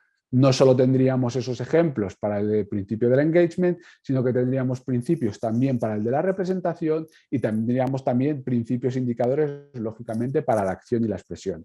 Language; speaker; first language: Spanish; native; Spanish